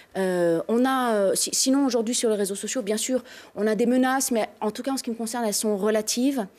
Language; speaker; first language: French; native; French